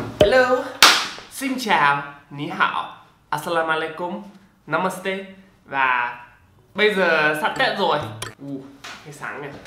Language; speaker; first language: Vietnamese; non-native, fluent; English